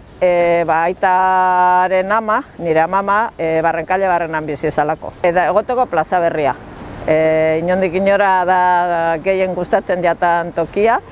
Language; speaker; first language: Basque; native; Basque